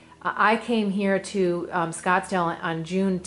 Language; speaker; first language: English; native; English